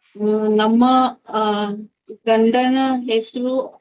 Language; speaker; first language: Kannada; non-native, learner; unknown